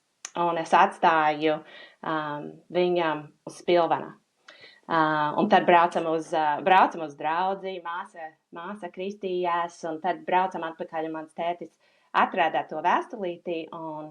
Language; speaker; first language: Latvian; non-native, fluent; English